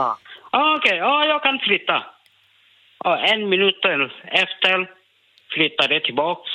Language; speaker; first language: Swedish; non-native, learner; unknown